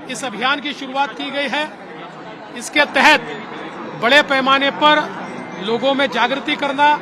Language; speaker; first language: Hindi; non-native, local second language; Marathi